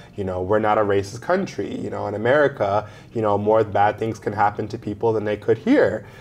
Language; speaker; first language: English; native; English